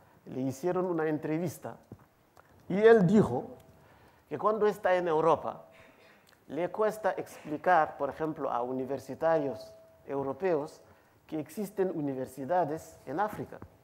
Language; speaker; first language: Spanish; non-native, fluent; Wolof